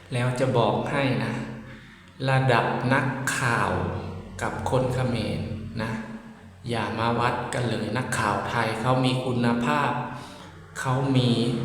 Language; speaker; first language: Thai; native; Thai